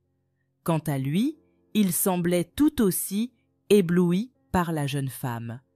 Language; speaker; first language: French; native; French